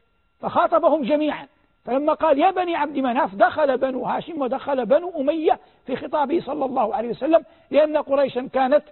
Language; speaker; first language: Arabic; native; Arabic